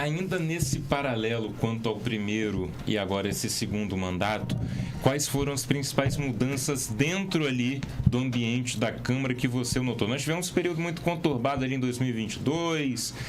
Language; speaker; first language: Portuguese; native; Portuguese